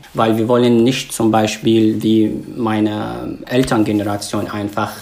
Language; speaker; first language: German; non-native, fluent; Arabic